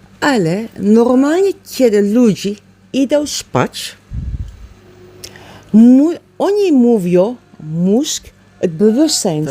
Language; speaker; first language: Polish; non-native, learner; Dutch